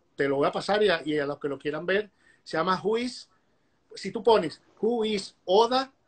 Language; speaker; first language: Spanish; native; Spanish